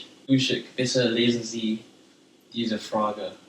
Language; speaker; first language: German; non-native, learner; English